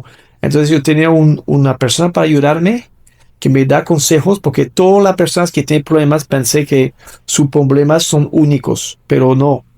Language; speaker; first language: Spanish; non-native, fluent; French